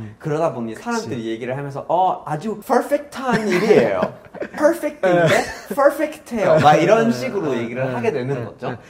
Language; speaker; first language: Korean; non-native, fluent; English